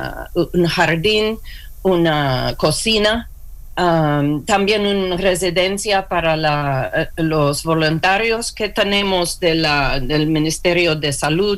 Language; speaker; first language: Spanish; non-native, learner; English